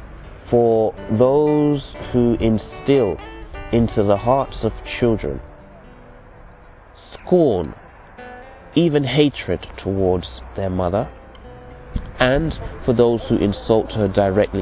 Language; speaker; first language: English; native; English